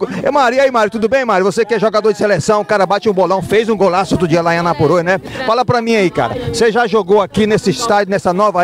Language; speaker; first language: Portuguese; native; Portuguese